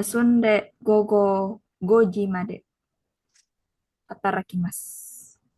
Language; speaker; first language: Japanese; non-native, learner; Indonesian